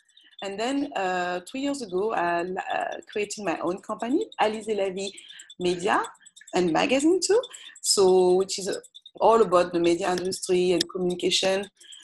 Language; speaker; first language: English; non-native, fluent; French